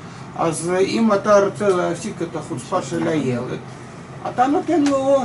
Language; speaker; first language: Hebrew; non-native, fluent; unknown